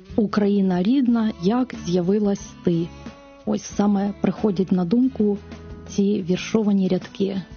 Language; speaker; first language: Ukrainian; native; Ukrainian